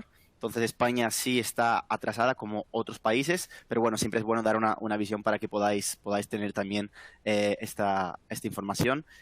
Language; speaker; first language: Spanish; native; Spanish